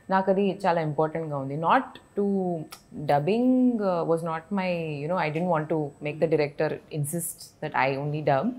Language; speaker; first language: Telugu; non-native, learner; Kannada